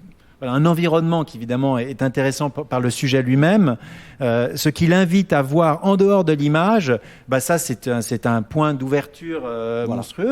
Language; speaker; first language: French; native; French